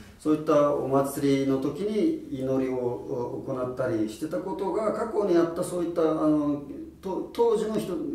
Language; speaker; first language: Japanese; non-native, fluent; Uyghur